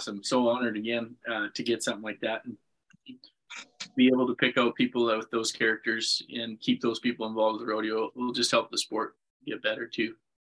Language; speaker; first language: English; native; English